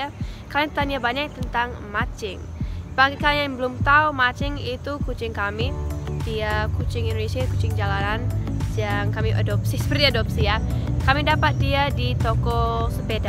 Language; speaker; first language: Indonesian; non-native, fluent; English